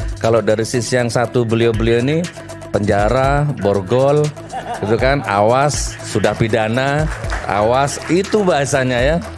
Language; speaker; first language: Indonesian; non-native, local second language; Madurese